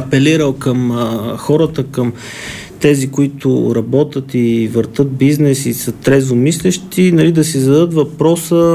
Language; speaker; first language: Bulgarian; native; Bulgarian